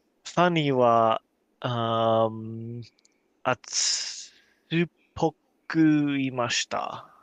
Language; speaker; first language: Japanese; non-native, learner; English